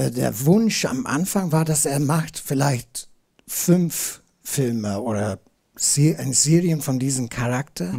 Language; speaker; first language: German; non-native, learner; English